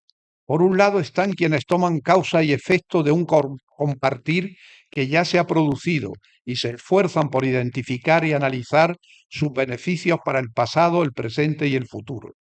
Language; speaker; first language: Spanish; native; Spanish